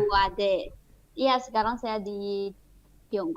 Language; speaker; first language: Indonesian; non-native, fluent; Chinese